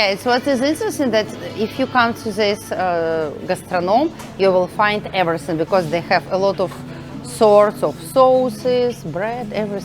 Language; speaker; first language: English; non-native, learner; Russian